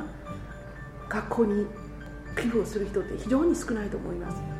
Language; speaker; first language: Japanese; non-native, fluent; Burmese